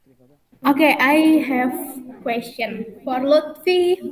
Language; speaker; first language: English; non-native, learner; Indonesian